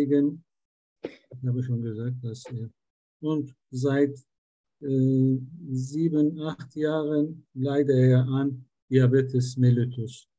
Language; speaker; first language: German; non-native, learner; Turkish